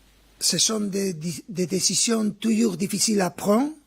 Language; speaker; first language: French; non-native, fluent; Spanish